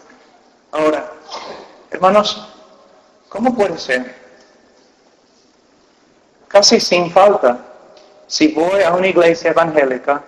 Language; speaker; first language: Spanish; non-native, fluent; English